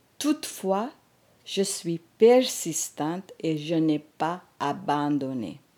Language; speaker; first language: French; non-native, fluent; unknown